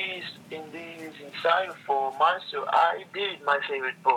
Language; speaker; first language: English; non-native, learner; Portuguese